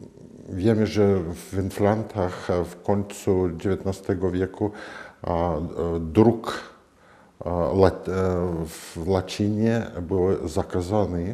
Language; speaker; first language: Polish; non-native, fluent; Latvian